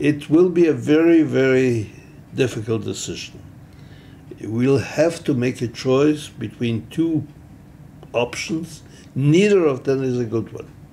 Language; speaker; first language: English; non-native, fluent; Hebrew